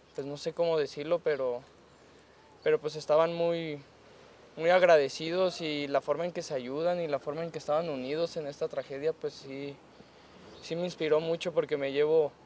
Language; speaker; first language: Spanish; native; Spanish